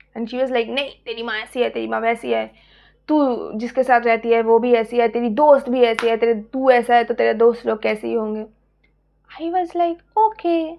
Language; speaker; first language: Hindi; non-native, local second language; Bangla